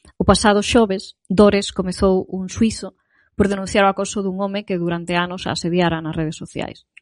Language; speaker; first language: Galician; native; Galician